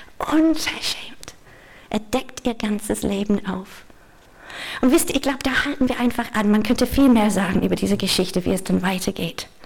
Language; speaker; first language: German; non-native, fluent; English